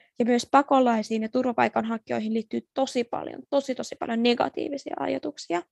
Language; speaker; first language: Finnish; early bilingual, other home language; Persian